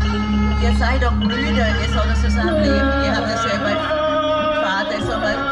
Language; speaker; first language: German; non-native, learner; Thai